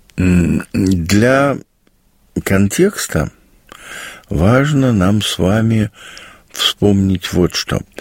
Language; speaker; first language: Russian; native; Russian